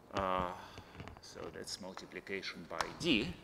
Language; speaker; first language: English; non-native, fluent; Russian